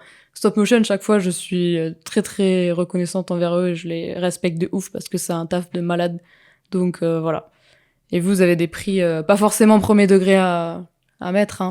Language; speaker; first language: French; native; French